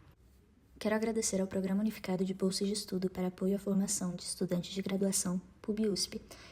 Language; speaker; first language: Portuguese; native; Portuguese